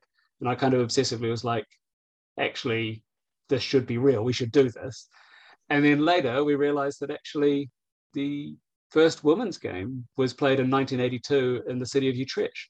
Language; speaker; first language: English; native; English